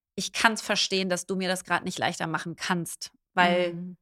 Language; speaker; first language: German; native; German